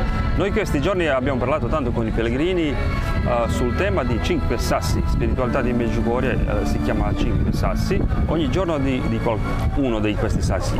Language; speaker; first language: Italian; non-native, fluent; Croatian